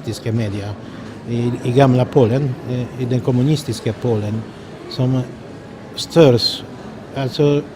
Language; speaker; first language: Swedish; non-native, fluent; Polish